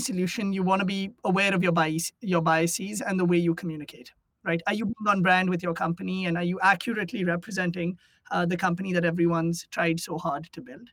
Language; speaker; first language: English; non-native, local second language; Hindi